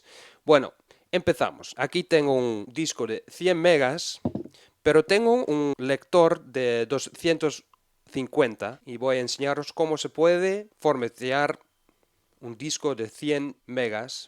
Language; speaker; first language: Spanish; non-native, fluent; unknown